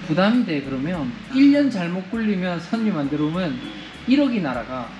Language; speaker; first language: Korean; native; Korean